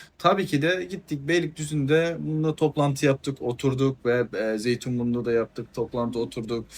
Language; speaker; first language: Turkish; non-native, fluent; Persian